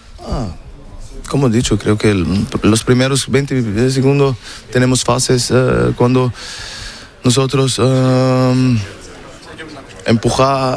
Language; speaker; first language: Spanish; non-native, learner; German